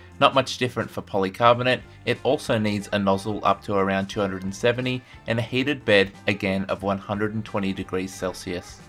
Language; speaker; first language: English; native; English